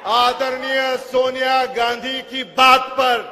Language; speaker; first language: Hindi; non-native, local second language; Marathi